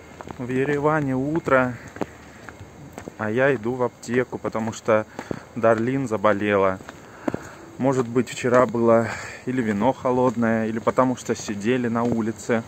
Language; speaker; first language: Russian; native; Russian